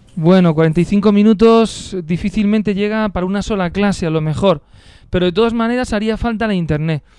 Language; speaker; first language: Spanish; native; Spanish